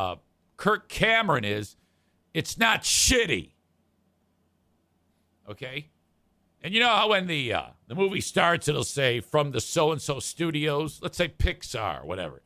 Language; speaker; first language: English; native; English